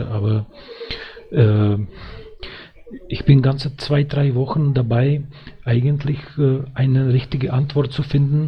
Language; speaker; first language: German; non-native, fluent; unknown